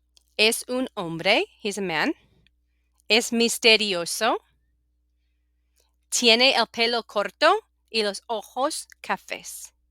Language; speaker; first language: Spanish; non-native, fluent; English